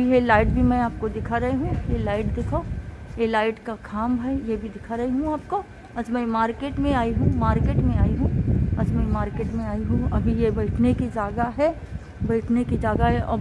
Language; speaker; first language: Hindi; non-native, local second language; Marathi